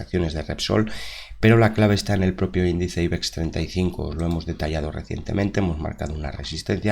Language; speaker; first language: Spanish; native; Spanish